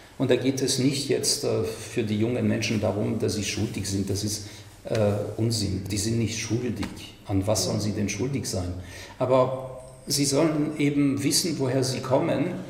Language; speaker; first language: German; non-native, fluent; French